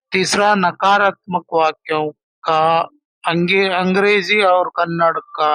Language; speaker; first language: Hindi; non-native, local second language; Kannada